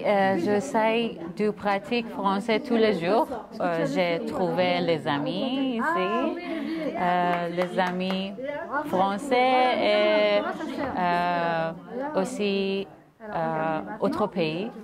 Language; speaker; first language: French; non-native, learner; Persian